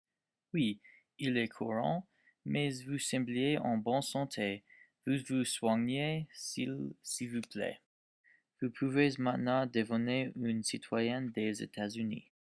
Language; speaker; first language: French; non-native, learner; English